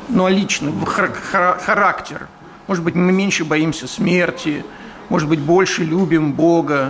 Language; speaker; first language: Russian; native; Russian